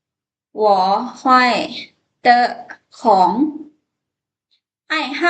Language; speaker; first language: Chinese; non-native, fluent; Lao